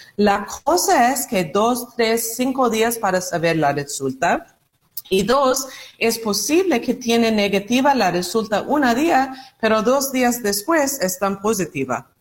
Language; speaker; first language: Spanish; non-native, learner; English